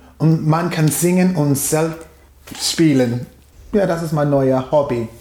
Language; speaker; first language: German; non-native, fluent; English